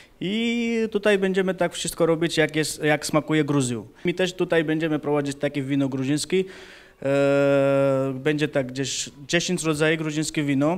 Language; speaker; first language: Polish; non-native, learner; Georgian